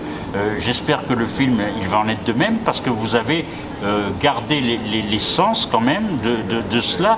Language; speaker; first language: French; native; French